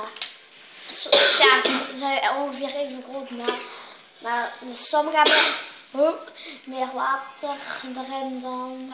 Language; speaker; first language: Dutch; native; Dutch